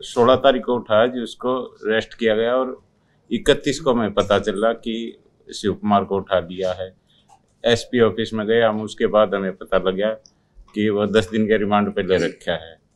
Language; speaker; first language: Hindi; native; Hindi